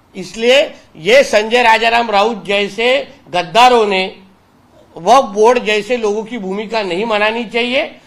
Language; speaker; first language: Hindi; non-native, local second language; Marathi